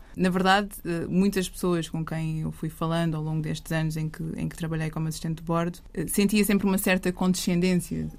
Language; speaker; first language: Portuguese; native; Portuguese